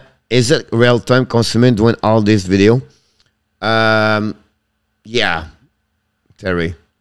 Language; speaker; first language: English; non-native, fluent; French